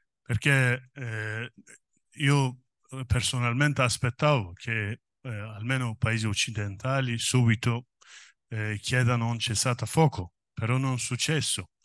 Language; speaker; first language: Italian; non-native, learner; Kurdish